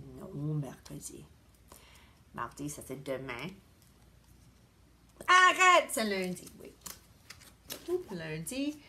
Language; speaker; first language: French; non-native, learner; English